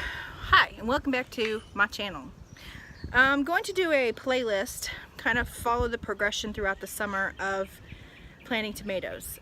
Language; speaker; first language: English; native; English